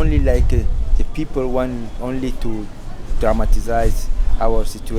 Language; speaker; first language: English; non-native, fluent; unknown